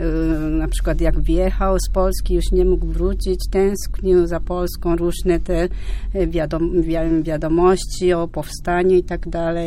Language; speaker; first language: Polish; non-native, fluent; Japanese